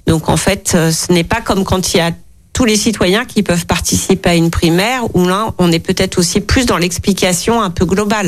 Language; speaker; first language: French; native; French